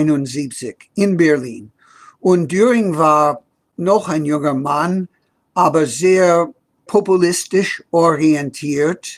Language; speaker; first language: German; non-native, fluent; English